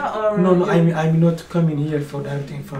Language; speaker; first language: English; non-native, learner; Somali